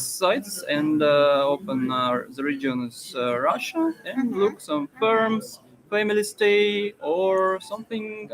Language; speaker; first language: English; non-native, learner; Russian